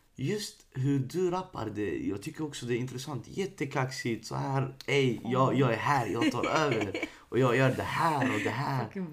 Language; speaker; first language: Swedish; early bilingual, other home language; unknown